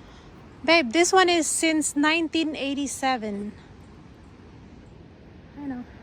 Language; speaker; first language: English; non-native, local second language; Filipino